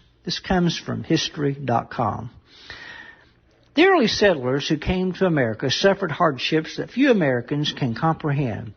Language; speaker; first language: English; native; English